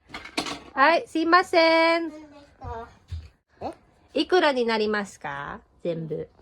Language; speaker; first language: Japanese; non-native, fluent; Filipino